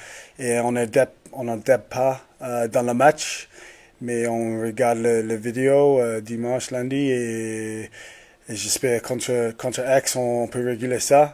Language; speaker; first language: French; non-native, learner; English